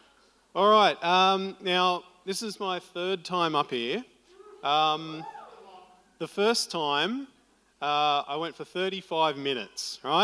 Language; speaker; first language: English; native; English